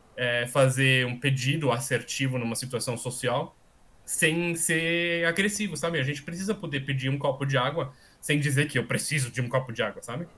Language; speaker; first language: Portuguese; non-native, fluent; German